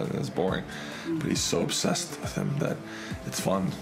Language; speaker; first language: English; native; English